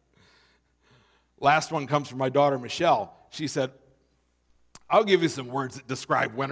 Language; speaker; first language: English; native; English